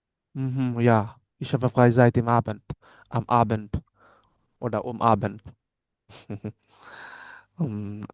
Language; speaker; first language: German; non-native, learner; Bangla